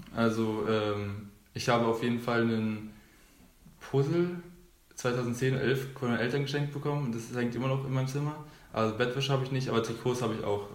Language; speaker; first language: German; native; German